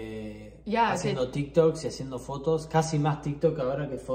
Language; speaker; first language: Spanish; native; Spanish